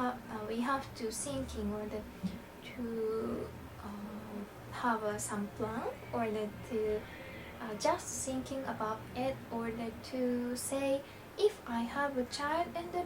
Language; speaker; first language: English; non-native, learner; Japanese